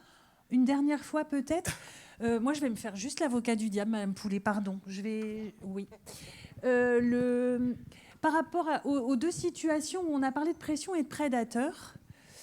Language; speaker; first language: French; native; French